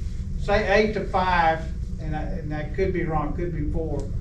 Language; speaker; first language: English; native; English